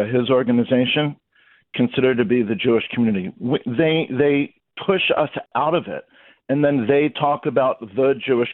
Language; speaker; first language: English; native; English